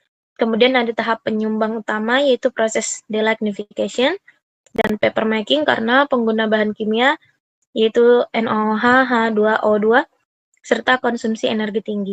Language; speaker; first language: Indonesian; native; Indonesian